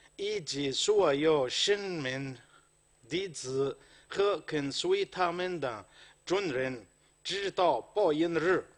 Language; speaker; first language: Chinese; non-native, fluent; Arabic